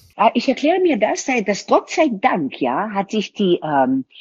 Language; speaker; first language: German; non-native, fluent; Hebrew